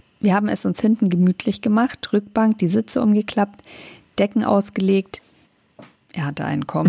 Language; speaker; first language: German; native; German